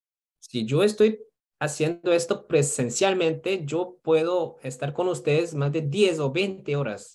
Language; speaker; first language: Spanish; non-native, fluent; Korean